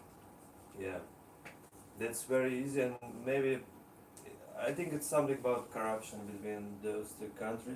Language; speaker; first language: English; non-native, learner; Russian